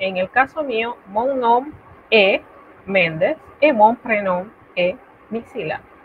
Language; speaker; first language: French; non-native, fluent; Spanish